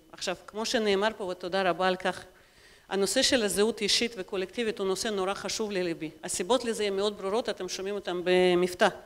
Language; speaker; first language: Hebrew; non-native, fluent; Russian